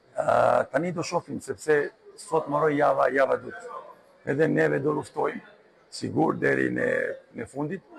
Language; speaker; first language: Albanian; non-native, learner; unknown